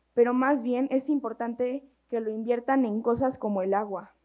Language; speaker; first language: Spanish; native; Spanish